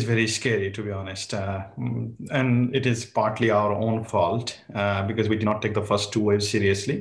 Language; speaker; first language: English; non-native, local second language; Nepali